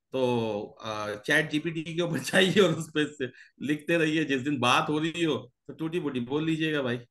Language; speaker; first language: Urdu; native; Urdu